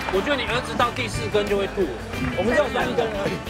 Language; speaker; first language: Chinese; native; Chinese